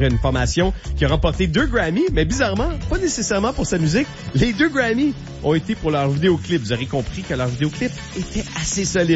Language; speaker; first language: French; native; French